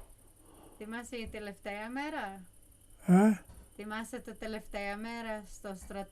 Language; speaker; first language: Greek; early bilingual, heritage; English